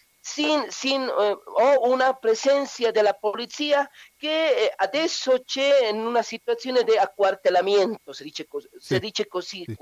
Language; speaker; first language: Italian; non-native, learner; Spanish